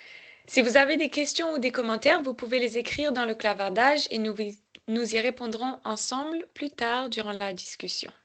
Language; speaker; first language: French; native; French